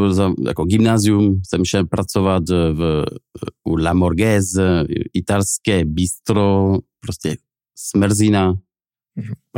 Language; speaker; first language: Czech; non-native, fluent; French